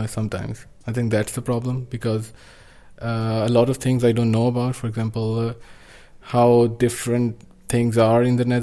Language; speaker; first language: English; non-native, local second language; Urdu